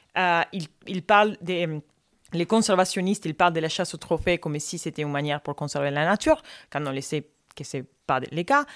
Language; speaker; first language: French; non-native, fluent; Spanish